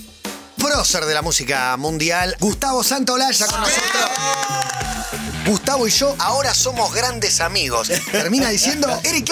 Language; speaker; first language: Spanish; native; Spanish